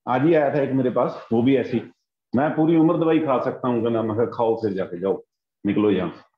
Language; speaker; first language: Hindi; native; Hindi